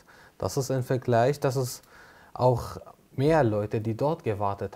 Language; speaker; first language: German; non-native, learner; Arabic